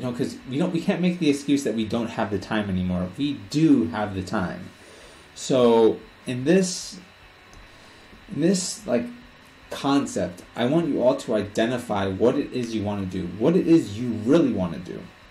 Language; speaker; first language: English; native; English